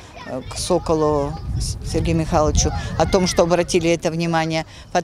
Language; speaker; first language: Russian; native; Russian